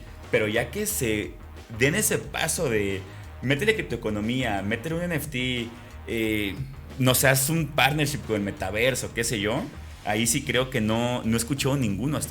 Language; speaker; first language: Spanish; native; Spanish